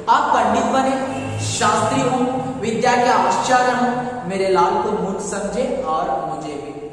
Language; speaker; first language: Hindi; non-native, local second language; Kannada